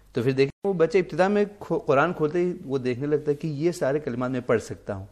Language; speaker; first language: Urdu; non-native, local second language; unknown